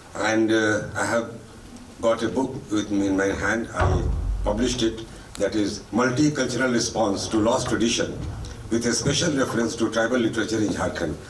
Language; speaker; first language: English; non-native, local second language; Hindi